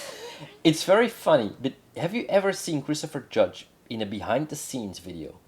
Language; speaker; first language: English; non-native, fluent; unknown